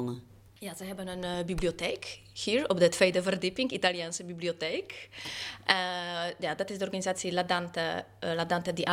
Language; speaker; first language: Dutch; non-native, fluent; Polish